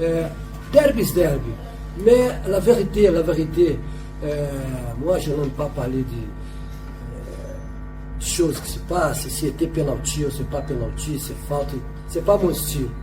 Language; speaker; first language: French; non-native, fluent; Portuguese